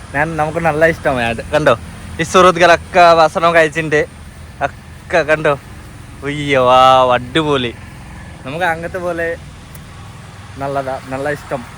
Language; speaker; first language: Malayalam; native; Malayalam